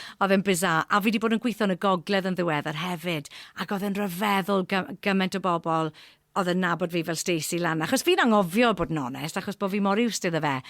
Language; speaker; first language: Welsh; non-native, local second language; English